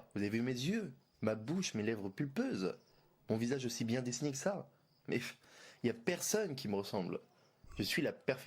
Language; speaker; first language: French; native; French